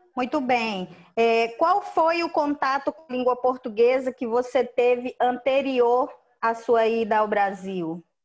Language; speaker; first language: Portuguese; native; Portuguese